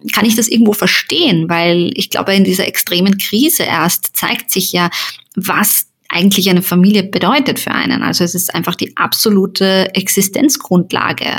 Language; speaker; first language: German; early bilingual, other home language; Bosnian